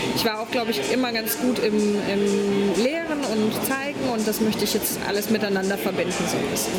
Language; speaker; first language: German; non-native, fluent; Polish